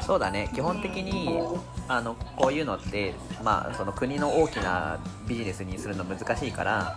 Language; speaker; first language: Japanese; native; Japanese